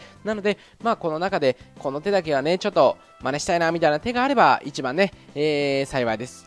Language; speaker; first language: Japanese; native; Japanese